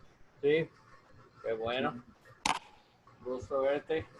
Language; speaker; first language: Spanish; non-native, learner; English